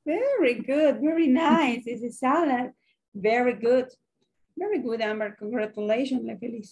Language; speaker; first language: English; non-native, learner; Spanish